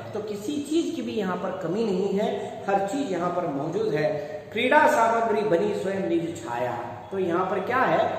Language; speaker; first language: Hindi; non-native, local second language; Kannada